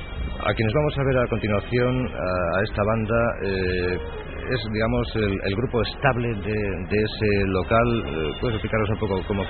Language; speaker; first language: Spanish; native; Spanish